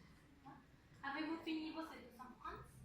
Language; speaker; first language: French; non-native, fluent; Spanish